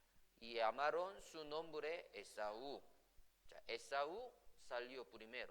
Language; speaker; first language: Spanish; non-native, fluent; Korean